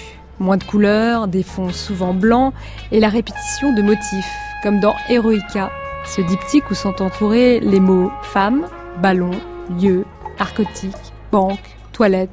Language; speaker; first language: French; native; French